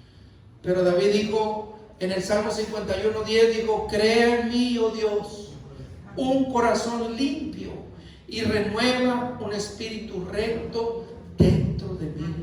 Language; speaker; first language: Spanish; native; Spanish